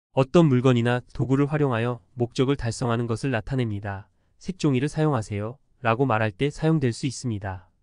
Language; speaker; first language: Korean; native; Korean